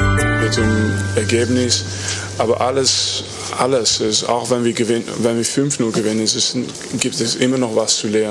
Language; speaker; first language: German; non-native, fluent; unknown